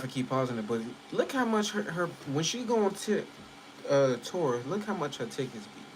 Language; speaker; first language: English; native; English